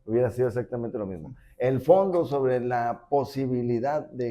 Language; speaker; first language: Spanish; native; Spanish